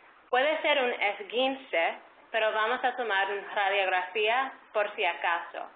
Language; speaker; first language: Spanish; early bilingual, heritage; Spanish